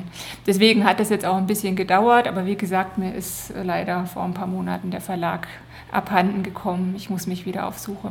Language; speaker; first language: German; native; German